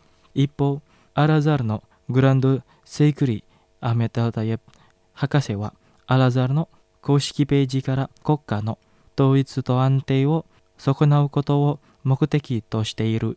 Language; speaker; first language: Japanese; non-native, fluent; Indonesian